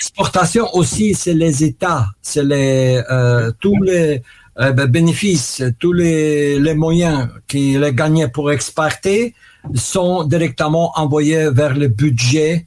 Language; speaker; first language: French; non-native, learner; Russian